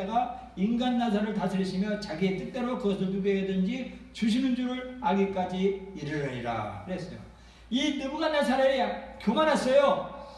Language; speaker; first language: Korean; native; Korean